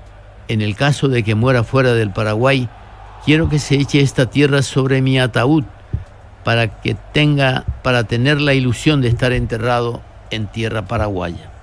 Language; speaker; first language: Spanish; native; Spanish